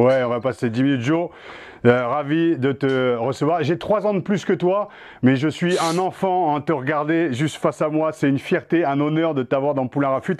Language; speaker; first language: French; native; French